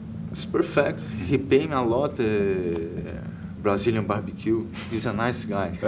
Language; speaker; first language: English; non-native, learner; Portuguese